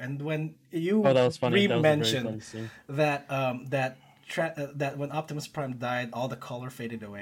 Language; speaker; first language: English; non-native, local second language; Filipino